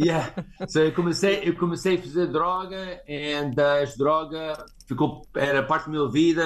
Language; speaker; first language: Portuguese; early bilingual, heritage; English